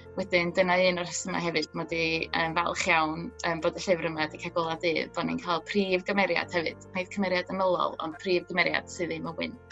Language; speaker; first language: Welsh; native; Welsh